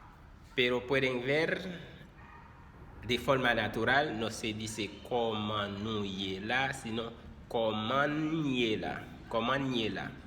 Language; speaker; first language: Spanish; non-native, fluent; Haitian Creole